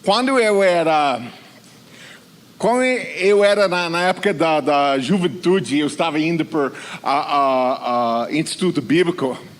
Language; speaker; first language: Portuguese; non-native, fluent; English